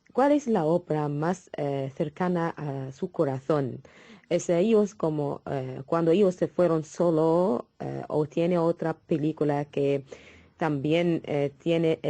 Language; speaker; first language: Spanish; non-native, fluent; Arabic